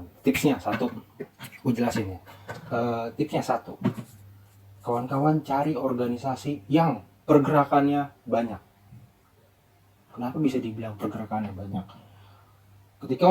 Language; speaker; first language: Indonesian; native; Indonesian